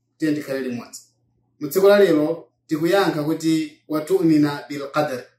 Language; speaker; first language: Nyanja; non-native, local second language; Yao